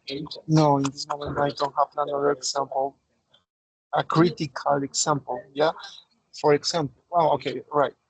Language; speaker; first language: English; non-native, learner; Spanish